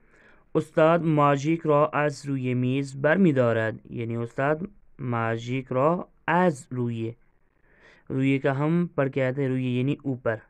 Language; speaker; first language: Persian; non-native, fluent; Urdu